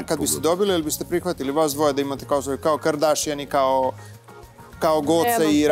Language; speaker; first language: Serbian; native; Serbian